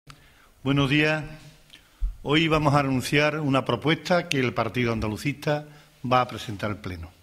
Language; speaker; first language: Spanish; native; Spanish